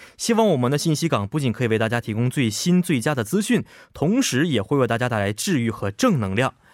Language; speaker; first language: Chinese; native; Chinese